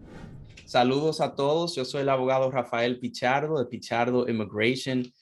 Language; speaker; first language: Spanish; non-native, fluent; English